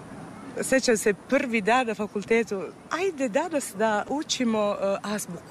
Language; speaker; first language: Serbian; non-native, fluent; Italian